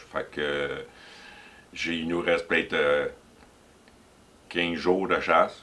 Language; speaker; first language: French; native; French